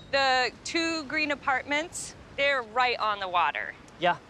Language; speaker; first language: English; native; English